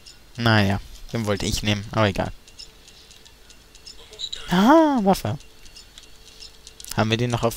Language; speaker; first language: German; native; German